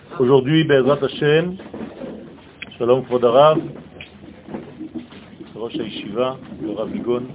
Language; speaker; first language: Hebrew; non-native, learner; French